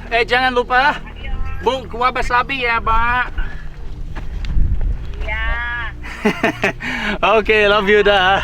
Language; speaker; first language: Indonesian; non-native, learner; English